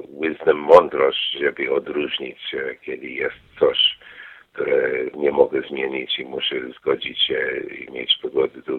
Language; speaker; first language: Polish; non-native, learner; English